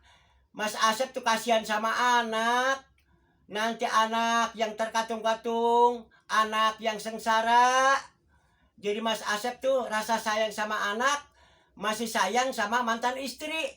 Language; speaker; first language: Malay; non-native, local second language; Javanese